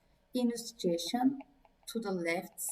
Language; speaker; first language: English; non-native, fluent; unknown